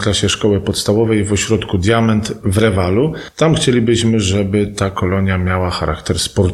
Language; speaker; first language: Polish; native; Polish